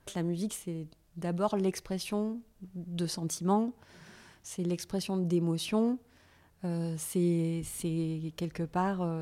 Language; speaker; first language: French; native; French